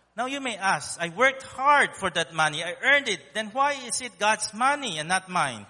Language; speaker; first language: English; non-native, local second language; Min Nan Chinese